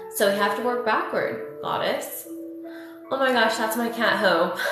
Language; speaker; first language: English; native; English